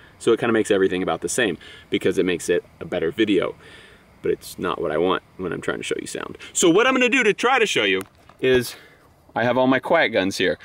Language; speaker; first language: English; native; English